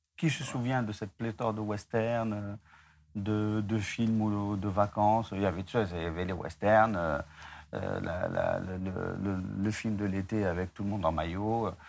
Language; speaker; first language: French; non-native, local second language; Arabic